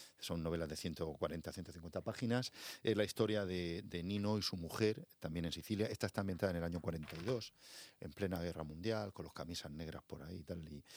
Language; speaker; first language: Spanish; native; Spanish